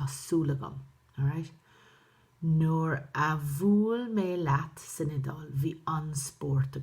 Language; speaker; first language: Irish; non-native, local second language; English